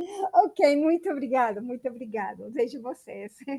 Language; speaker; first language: Portuguese; non-native, fluent; Spanish